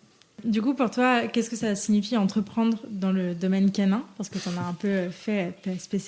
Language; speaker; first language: French; native; French